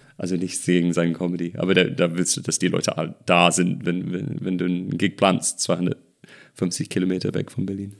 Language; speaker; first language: German; non-native, fluent; English